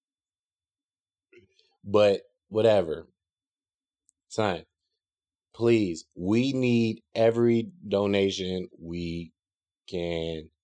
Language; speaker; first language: English; native; English